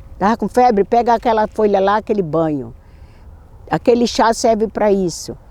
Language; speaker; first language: Portuguese; native; Portuguese